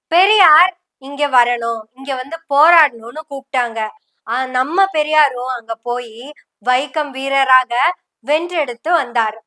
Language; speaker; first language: Tamil; non-native, local second language; Malayalam